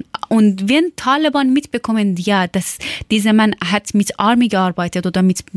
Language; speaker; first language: German; non-native, learner; Persian